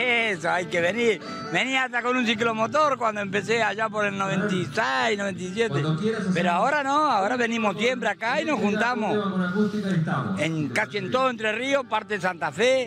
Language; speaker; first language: Spanish; native; Spanish